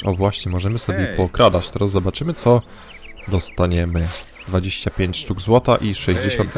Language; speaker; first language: Polish; native; Polish